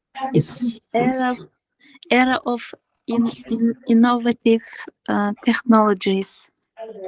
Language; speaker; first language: English; non-native, learner; Kazakh